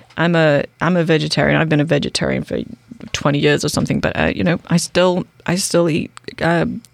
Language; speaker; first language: English; native; English